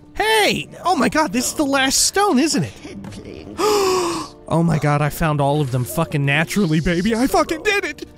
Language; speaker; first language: English; native; English